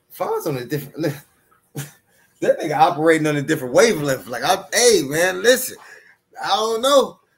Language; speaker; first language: English; native; English